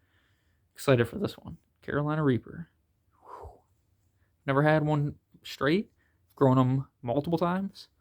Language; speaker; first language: English; native; English